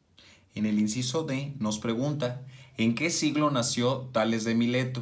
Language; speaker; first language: Spanish; native; Spanish